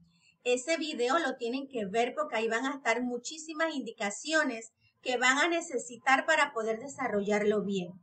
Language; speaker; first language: Spanish; native; Spanish